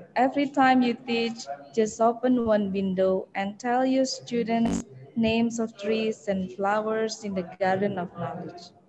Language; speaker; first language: English; non-native, fluent; Indonesian